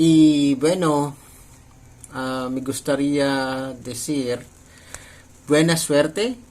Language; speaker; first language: Spanish; non-native, learner; Filipino